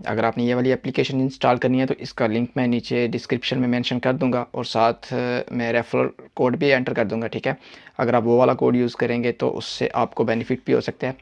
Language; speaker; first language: Hindi; non-native, local second language; Punjabi